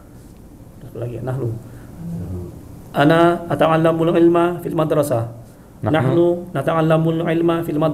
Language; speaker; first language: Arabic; non-native, learner; Indonesian